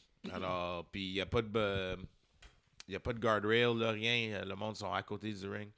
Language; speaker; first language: French; native; French